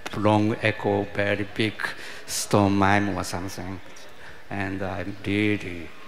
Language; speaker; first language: English; non-native, learner; Japanese